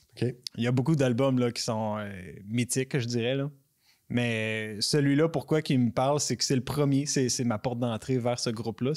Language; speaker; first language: French; native; French